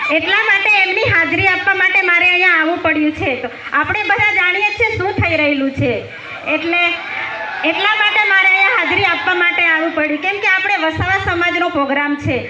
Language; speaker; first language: Gujarati; non-native, local second language; Vasavi